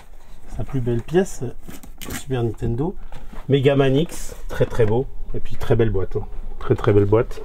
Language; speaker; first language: French; native; French